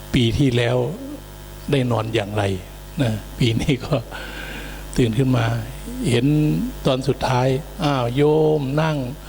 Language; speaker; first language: Thai; native; Thai